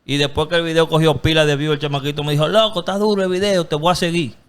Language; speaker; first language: Spanish; early bilingual, other home language; English